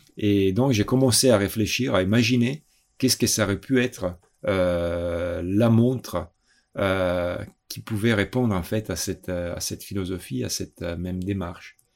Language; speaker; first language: French; non-native, fluent; Italian